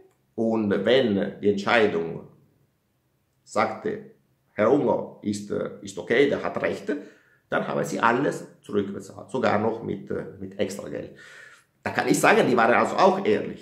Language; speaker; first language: German; non-native, fluent; Italian